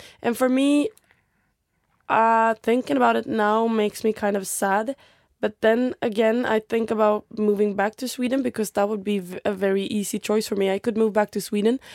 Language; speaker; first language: English; non-native, fluent; Swedish